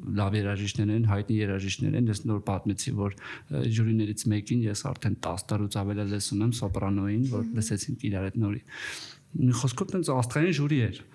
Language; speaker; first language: Armenian; native; Armenian